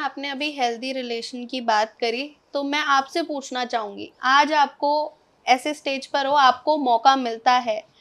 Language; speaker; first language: Hindi; native; Hindi